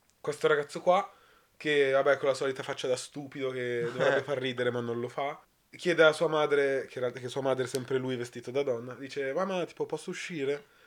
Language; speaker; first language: Italian; native; Italian